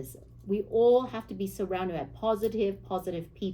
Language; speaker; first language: English; native; English